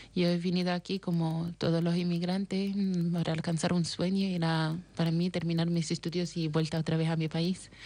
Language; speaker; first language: Spanish; non-native, fluent; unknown